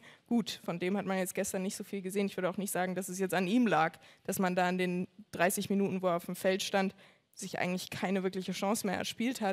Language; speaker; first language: German; native; German